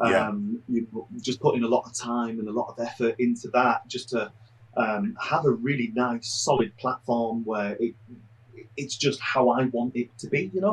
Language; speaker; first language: English; native; English